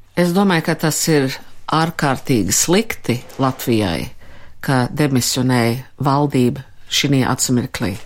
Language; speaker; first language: Latvian; early bilingual, heritage; Latvian